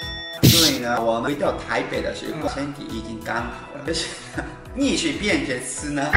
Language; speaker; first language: Chinese; non-native, learner; Japanese